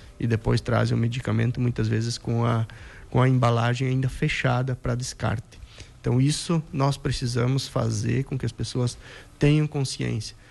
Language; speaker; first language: Portuguese; native; Portuguese